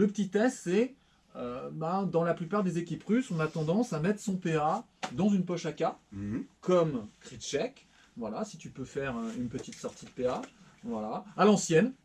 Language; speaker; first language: French; native; French